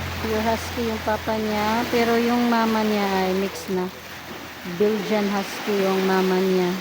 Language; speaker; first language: Filipino; non-native, local second language; Cebuano